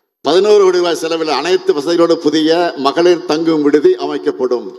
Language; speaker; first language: Tamil; native; Tamil